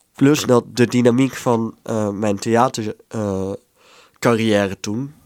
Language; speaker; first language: Dutch; native; Dutch